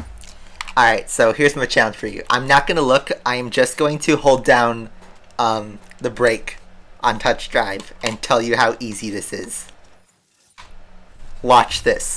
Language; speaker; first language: English; native; English